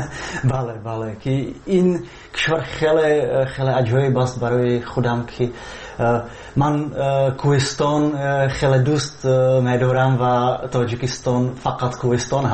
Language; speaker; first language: Persian; non-native, learner; Czech